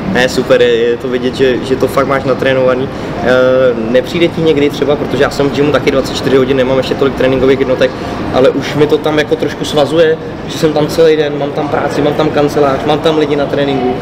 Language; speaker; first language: Czech; native; Czech